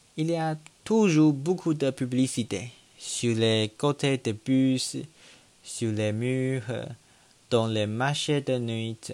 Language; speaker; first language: French; non-native, learner; Chinese